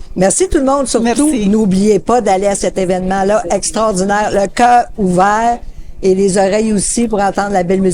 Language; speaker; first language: French; native; French